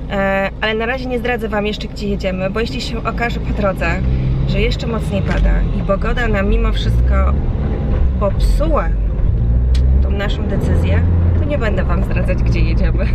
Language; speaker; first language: Polish; native; Polish